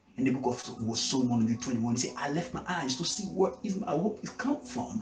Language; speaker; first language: English; non-native, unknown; Haitian Creole